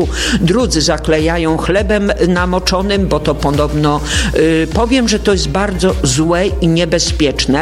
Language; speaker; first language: Polish; native; Polish